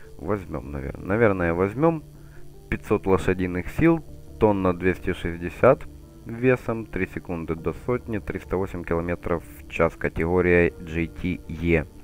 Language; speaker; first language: Russian; native; Russian